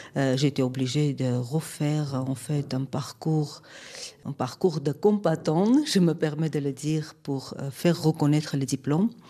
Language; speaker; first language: French; non-native, fluent; Armenian